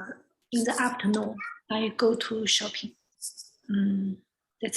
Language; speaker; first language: English; non-native, learner; Chinese